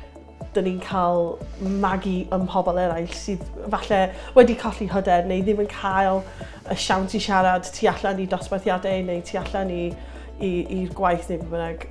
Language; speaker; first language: Welsh; non-native, local second language; English